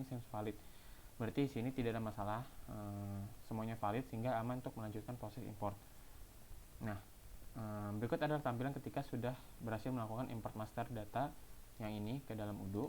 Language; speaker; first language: Indonesian; native; Indonesian